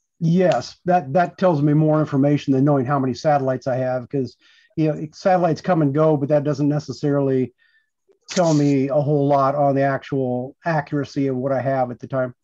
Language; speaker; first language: English; native; English